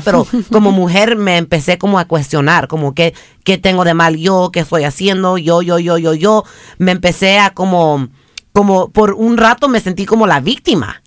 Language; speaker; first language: Spanish; early bilingual, other home language; English